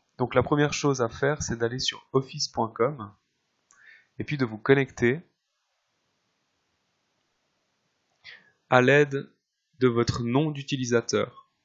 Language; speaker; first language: French; native; French